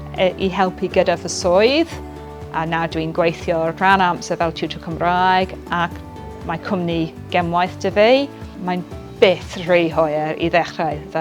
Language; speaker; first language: Welsh; non-native, fluent; English